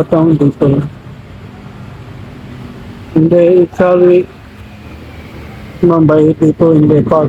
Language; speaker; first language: Filipino; non-native, learner; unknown